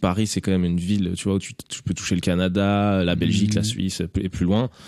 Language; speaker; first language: French; native; French